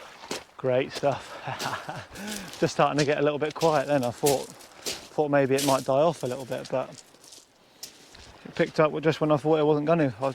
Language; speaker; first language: English; native; English